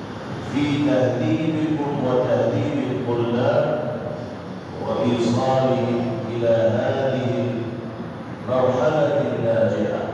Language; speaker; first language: Arabic; non-native, fluent; Urdu